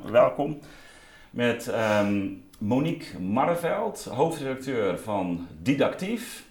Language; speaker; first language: Dutch; native; Dutch